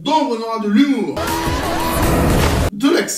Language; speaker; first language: French; native; French